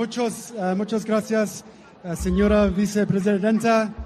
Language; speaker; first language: Spanish; non-native, learner; English